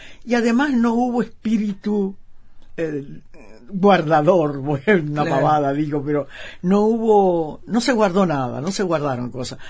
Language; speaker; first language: Spanish; native; Spanish